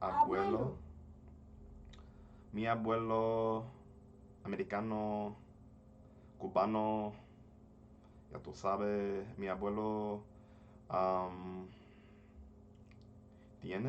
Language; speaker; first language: Spanish; early bilingual, heritage; English